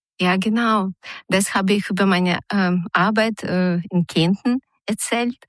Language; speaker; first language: German; non-native, fluent; Ukrainian